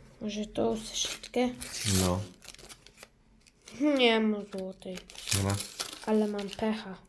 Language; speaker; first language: Polish; early bilingual, heritage; Polish